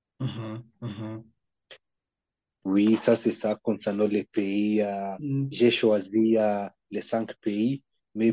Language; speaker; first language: French; non-native, learner; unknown